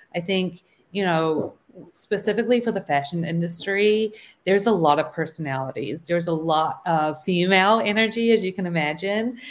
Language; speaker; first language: English; native; English